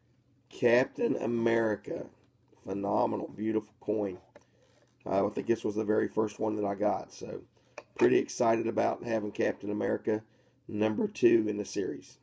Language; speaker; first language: English; native; English